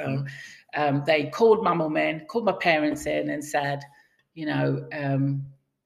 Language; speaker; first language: English; native; English